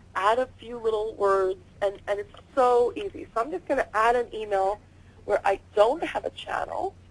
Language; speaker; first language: English; native; English